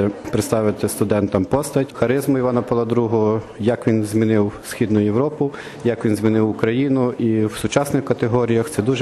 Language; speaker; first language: Ukrainian; native; Ukrainian